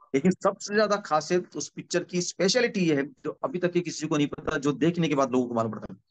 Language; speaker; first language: Hindi; non-native, local second language; Marathi